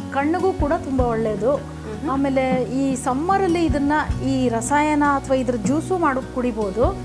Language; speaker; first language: Kannada; non-native, local second language; Konkani